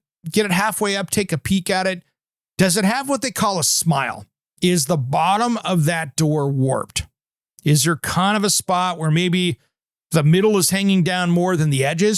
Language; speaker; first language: English; native; English